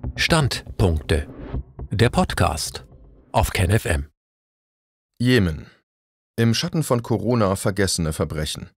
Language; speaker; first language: German; native; German